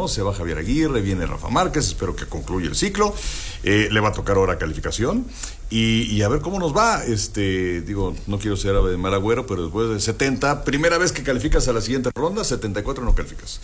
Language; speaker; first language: Spanish; native; Spanish